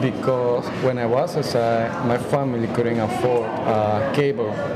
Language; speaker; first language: English; non-native, fluent; Spanish